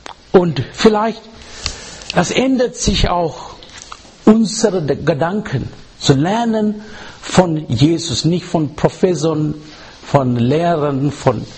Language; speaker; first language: German; non-native, learner; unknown